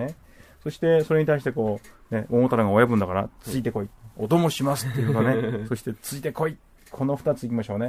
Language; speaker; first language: Japanese; native; Japanese